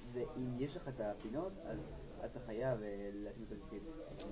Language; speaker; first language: Hebrew; non-native, learner; Spanish